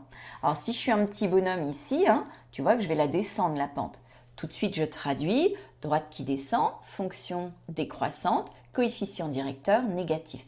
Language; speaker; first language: French; native; French